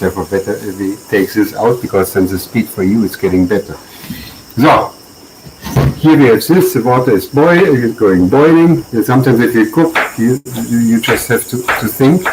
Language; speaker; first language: English; non-native, learner; German